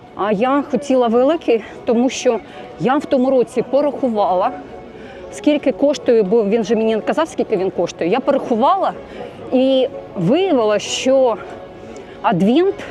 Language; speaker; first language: Ukrainian; non-native, local second language; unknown